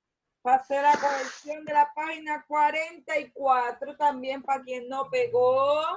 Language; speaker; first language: Spanish; non-native, learner; Portuguese